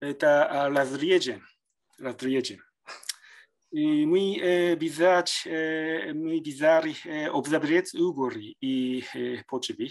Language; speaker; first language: Russian; non-native, learner; Japanese